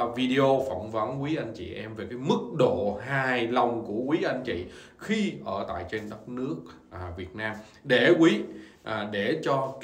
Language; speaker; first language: Vietnamese; native; Vietnamese